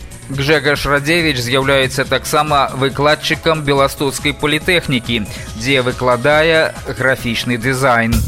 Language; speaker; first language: Belarusian; native; Belarusian